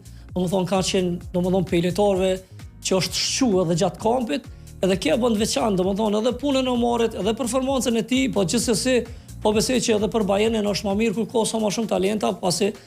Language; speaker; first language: Albanian; native; Albanian